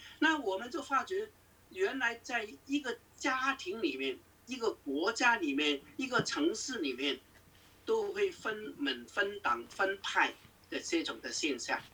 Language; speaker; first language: Chinese; non-native, local second language; Cantonese